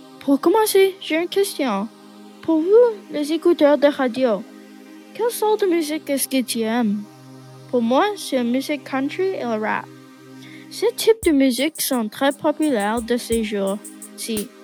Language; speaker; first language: French; non-native, learner; English